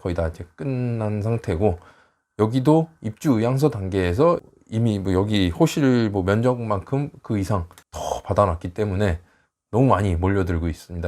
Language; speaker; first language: Korean; native; Korean